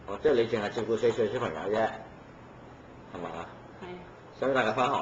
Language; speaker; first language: Cantonese; native; Cantonese